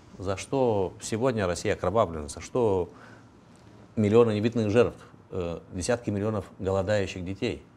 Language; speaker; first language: Russian; non-native, local second language; Romanian